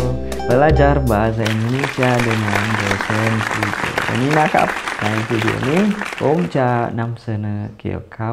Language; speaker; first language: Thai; non-native, fluent; Indonesian